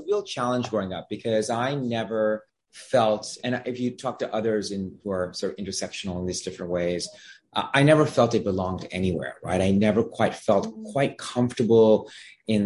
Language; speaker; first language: English; non-native, fluent; Gujarati